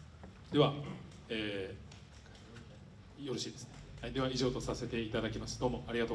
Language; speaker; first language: Japanese; native; Japanese